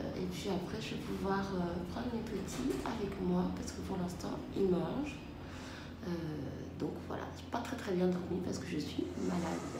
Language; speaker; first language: French; native; French